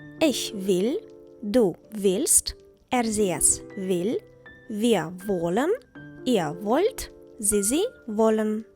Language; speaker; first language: German; non-native, fluent; Ukrainian